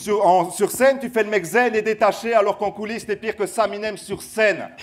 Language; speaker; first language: French; native; French